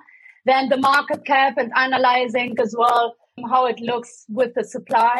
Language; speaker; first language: English; non-native, fluent; German